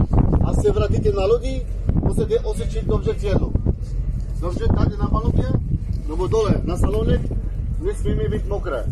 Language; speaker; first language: Czech; non-native, fluent; Arabic